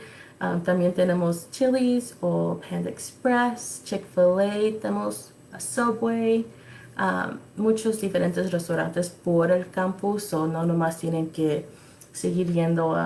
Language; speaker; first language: Spanish; early bilingual, other home language; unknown